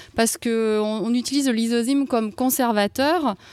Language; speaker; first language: French; native; French